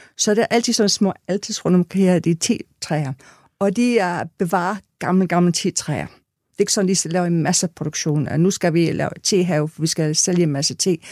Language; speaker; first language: Danish; non-native, fluent; English